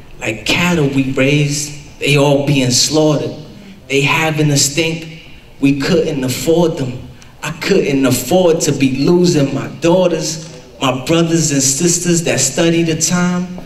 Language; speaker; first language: English; early bilingual, other home language; Spanish